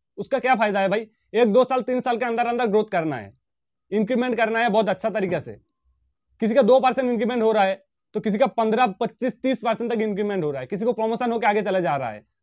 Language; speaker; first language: Hindi; non-native, local second language; Bangla